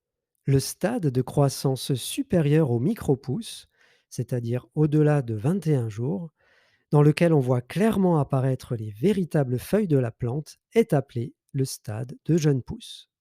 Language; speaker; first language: French; native; French